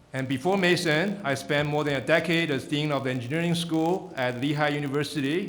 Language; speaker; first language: English; non-native, fluent; Chinese